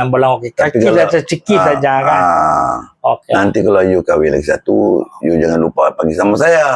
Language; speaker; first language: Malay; non-native, local second language; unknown